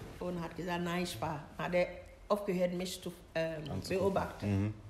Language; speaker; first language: German; non-native, learner; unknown